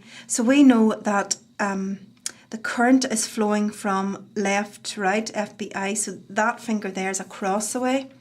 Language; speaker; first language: English; native; English